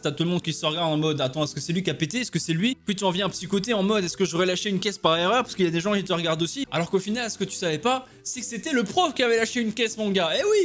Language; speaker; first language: French; native; French